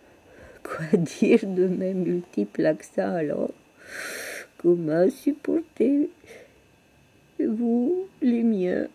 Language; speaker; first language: French; non-native, fluent; Russian